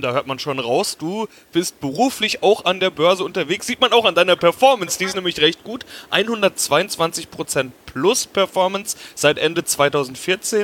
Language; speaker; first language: German; native; German